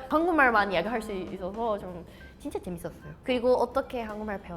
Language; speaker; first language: Korean; non-native, learner; Portuguese